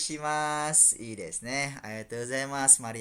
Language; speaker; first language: Japanese; non-native, fluent; Malay